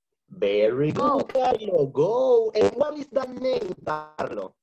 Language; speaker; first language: English; non-native, fluent; Spanish